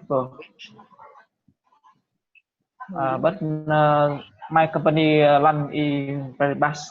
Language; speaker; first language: English; non-native, learner; Vietnamese